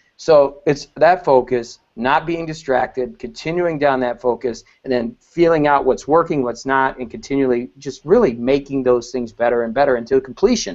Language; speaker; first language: English; native; English